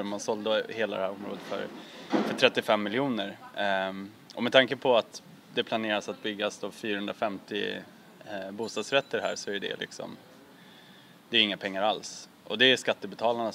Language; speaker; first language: Swedish; native; Swedish